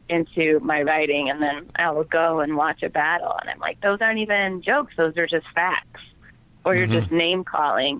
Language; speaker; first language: English; native; English